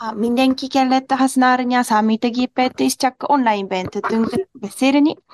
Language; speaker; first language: Hungarian; non-native, learner; Japanese